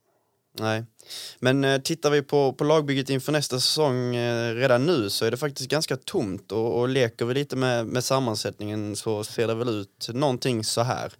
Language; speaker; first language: Swedish; native; Swedish